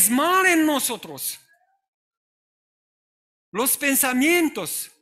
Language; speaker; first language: Spanish; non-native, fluent; Romanian